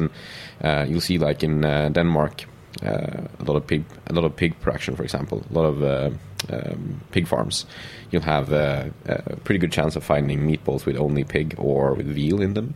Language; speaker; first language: English; non-native, fluent; Swedish